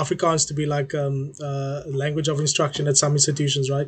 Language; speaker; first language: English; non-native, local second language; Afrikaans